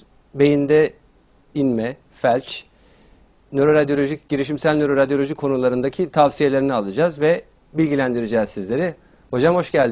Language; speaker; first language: Turkish; native; Turkish